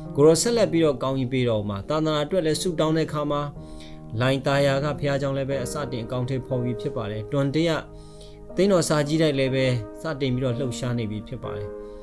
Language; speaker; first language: Burmese; non-native, local second language; Hakha Chin